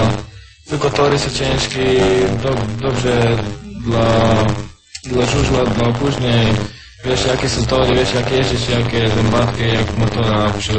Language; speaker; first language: Polish; non-native, learner; Croatian